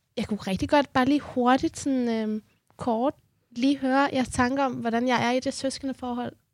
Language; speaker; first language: Danish; early bilingual, other home language; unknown